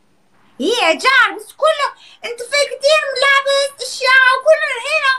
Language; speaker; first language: Arabic; non-native, learner; Turkish